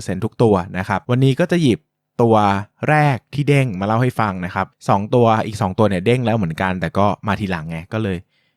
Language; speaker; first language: Thai; native; Thai